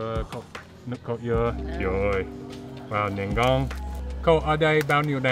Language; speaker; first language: Vietnamese; non-native, learner; English